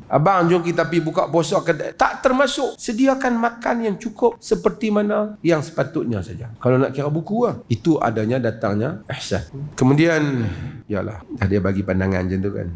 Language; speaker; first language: Malay; native; Malay